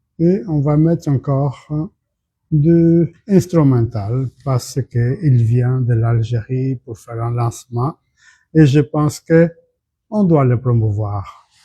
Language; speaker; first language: French; non-native, fluent; Portuguese